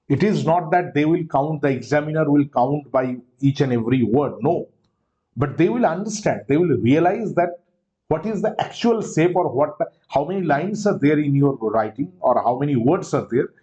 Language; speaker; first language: English; non-native, local second language; Bangla